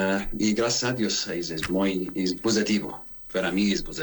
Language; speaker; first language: Spanish; non-native, learner; Arabic